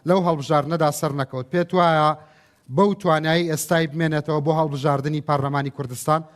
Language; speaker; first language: Central Kurdish; native; Central Kurdish